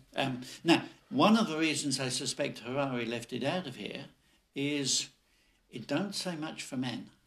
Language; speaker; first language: English; native; English